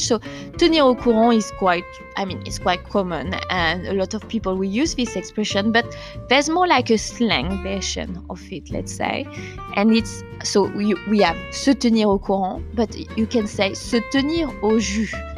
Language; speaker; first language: English; non-native, fluent; French